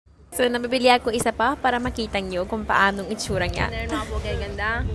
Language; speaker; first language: Filipino; non-native, learner; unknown